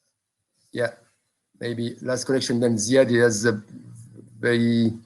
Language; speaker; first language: English; non-native, local second language; French